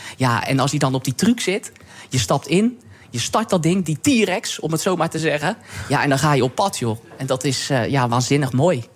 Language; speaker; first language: Dutch; native; Dutch